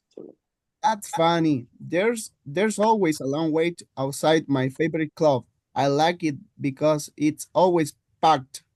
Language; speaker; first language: English; non-native, learner; Spanish